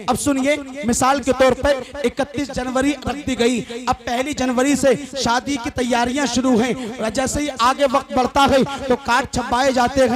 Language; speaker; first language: Hindi; native; Hindi